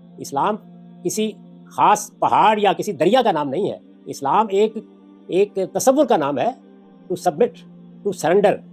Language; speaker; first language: Urdu; non-native, local second language; Punjabi